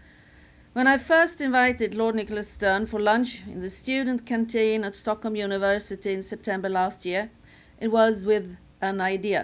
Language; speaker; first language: English; non-native, fluent; Swedish